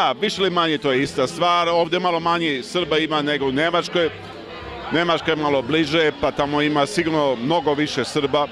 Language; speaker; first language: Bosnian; early bilingual, heritage; Serbian